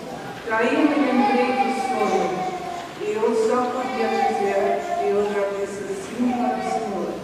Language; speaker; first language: Portuguese; non-native, fluent; German